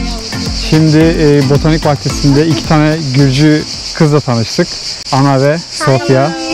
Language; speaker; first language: Turkish; native; Turkish